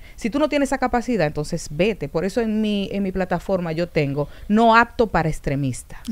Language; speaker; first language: Spanish; native; Spanish